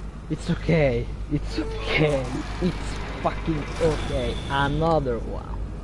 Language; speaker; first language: English; non-native, learner; Italian